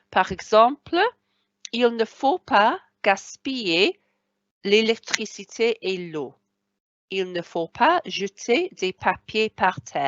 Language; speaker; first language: French; non-native, fluent; Welsh